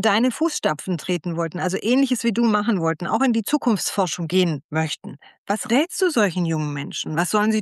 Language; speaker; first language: German; native; German